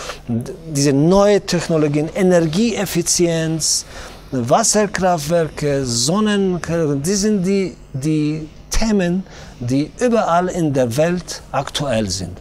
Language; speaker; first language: German; non-native, learner; Tajik